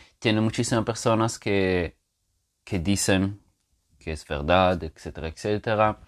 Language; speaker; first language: Spanish; non-native, fluent; Portuguese